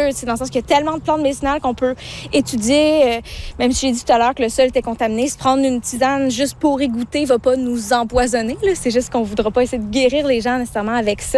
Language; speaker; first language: French; native; French